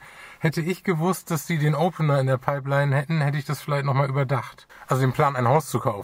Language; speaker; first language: German; native; German